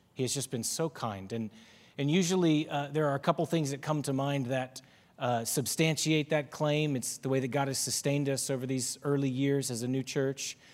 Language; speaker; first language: English; native; English